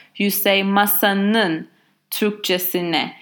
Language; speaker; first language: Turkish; non-native, learner; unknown